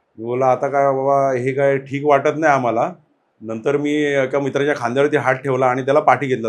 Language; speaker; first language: Marathi; native; Marathi